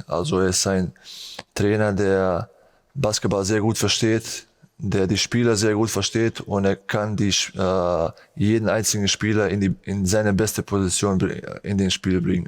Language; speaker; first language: German; non-native, fluent; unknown